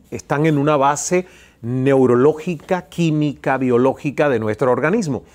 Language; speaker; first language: Spanish; native; Spanish